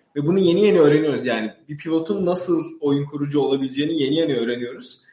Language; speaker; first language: Turkish; native; Turkish